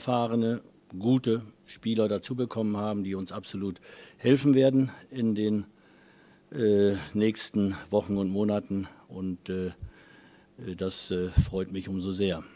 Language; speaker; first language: German; native; German